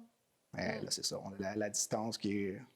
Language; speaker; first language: French; native; French